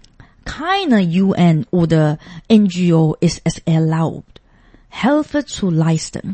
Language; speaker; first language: German; non-native, fluent; Chinese